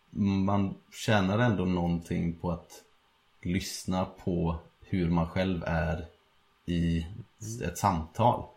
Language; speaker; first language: Swedish; native; Swedish